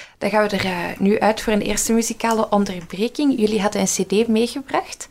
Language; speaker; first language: Dutch; native; Dutch